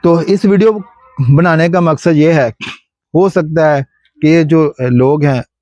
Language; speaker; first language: Urdu; non-native, local second language; Punjabi